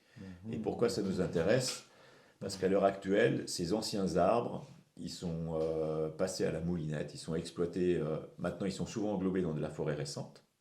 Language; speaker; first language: French; native; French